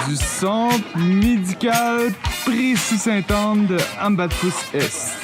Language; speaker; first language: French; native; French